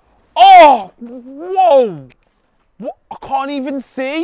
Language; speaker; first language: English; native; English